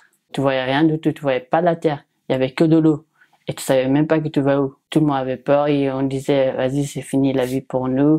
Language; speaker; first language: French; non-native, learner; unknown